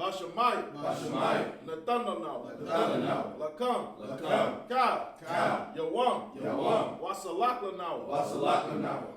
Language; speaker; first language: English; native; English